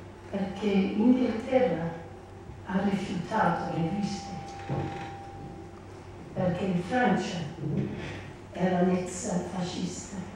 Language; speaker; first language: Italian; non-native, learner; English